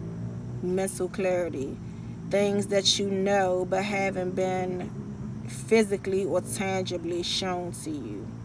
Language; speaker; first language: English; native; English